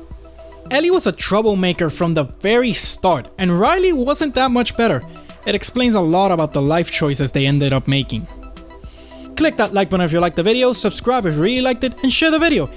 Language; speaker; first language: English; native; English